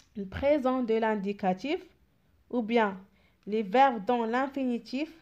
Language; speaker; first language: French; non-native, local second language; Arabic